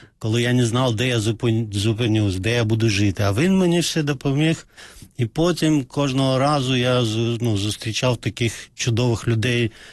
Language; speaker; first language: Ukrainian; non-native, fluent; Azerbaijani